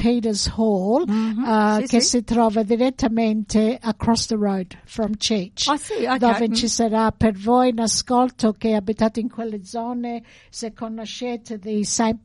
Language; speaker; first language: Italian; early bilingual, heritage; English